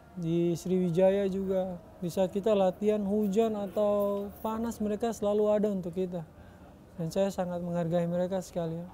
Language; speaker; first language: Indonesian; native; Indonesian